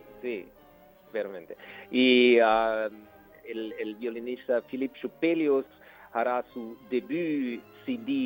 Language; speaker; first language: Spanish; non-native, learner; German